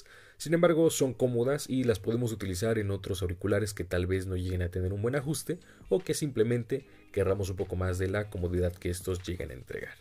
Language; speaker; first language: Spanish; native; Spanish